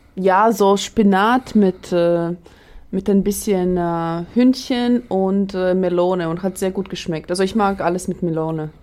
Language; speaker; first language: German; non-native, fluent; Latvian